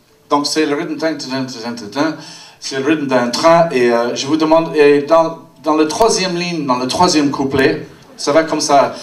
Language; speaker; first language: French; non-native, fluent; English